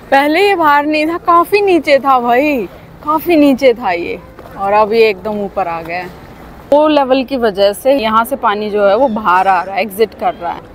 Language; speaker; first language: Hindi; native; Hindi